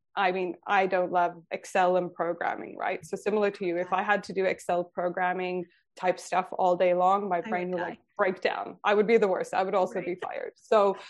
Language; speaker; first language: English; non-native, fluent; Swedish